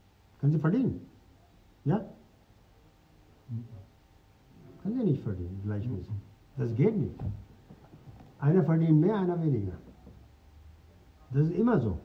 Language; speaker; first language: German; non-native, fluent; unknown